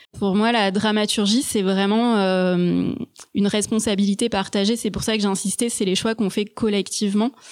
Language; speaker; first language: French; native; French